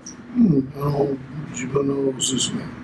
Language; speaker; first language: Japanese; non-native, learner; English